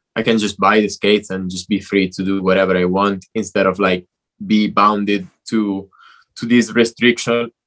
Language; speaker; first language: English; non-native, fluent; Italian